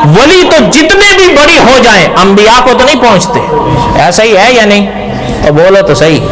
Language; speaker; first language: Urdu; non-native, local second language; Pashto